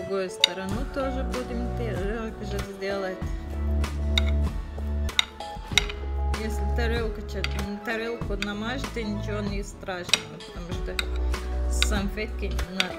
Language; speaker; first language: Russian; non-native, learner; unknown